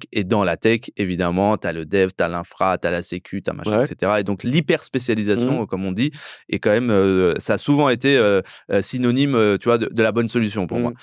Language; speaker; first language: French; early bilingual, other home language; Persian